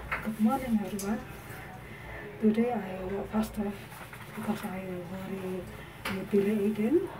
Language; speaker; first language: English; non-native, learner; Indonesian